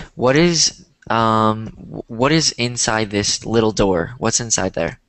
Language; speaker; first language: English; native; English